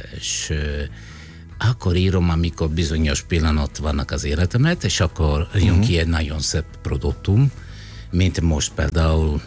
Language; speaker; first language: Hungarian; non-native, fluent; Italian